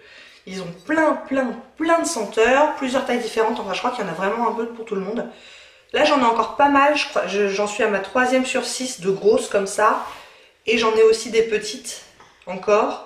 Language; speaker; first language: French; native; French